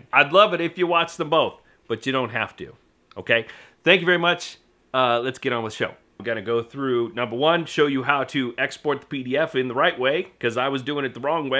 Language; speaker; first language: English; native; English